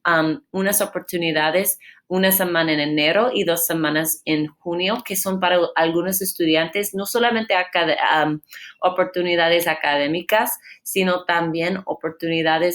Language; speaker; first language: Spanish; non-native, fluent; English